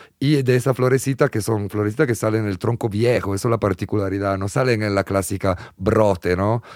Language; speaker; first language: Spanish; non-native, fluent; Italian